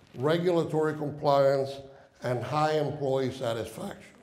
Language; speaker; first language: English; non-native, fluent; Spanish